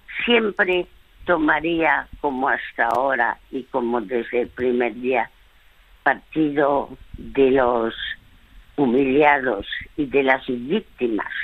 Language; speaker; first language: Spanish; early bilingual, other home language; French